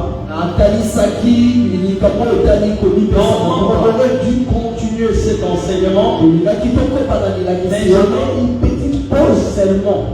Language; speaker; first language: French; non-native, local second language; Lingala